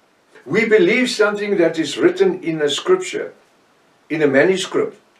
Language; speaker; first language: English; non-native, local second language; Afrikaans